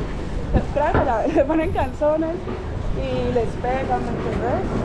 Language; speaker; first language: Spanish; native; Spanish